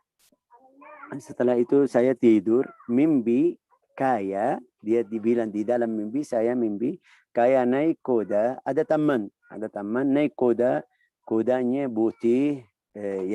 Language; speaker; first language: Indonesian; non-native, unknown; Arabic